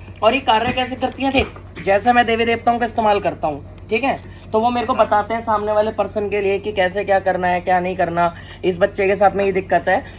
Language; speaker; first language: Hindi; native; Hindi